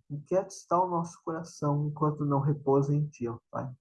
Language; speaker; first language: Portuguese; native; Portuguese